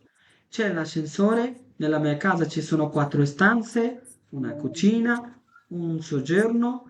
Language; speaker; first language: Italian; non-native, fluent; Bangla